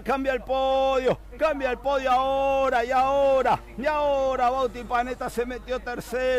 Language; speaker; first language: Spanish; native; Spanish